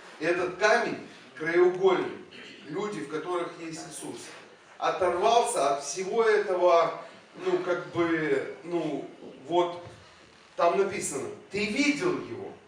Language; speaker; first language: Russian; non-native, local second language; Ukrainian